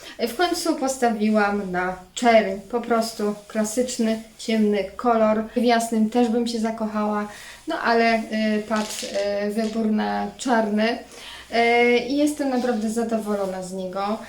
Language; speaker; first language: Polish; native; Polish